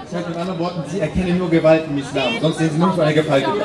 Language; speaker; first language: German; native; German